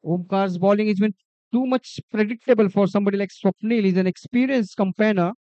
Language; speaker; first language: English; non-native, local second language; Marathi